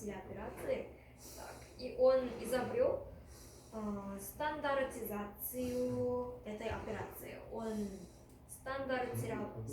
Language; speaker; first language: Russian; non-native, fluent; Korean